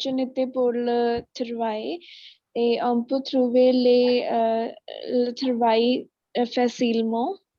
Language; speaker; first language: French; non-native, learner; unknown